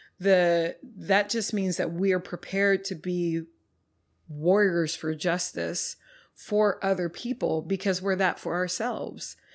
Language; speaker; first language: English; native; English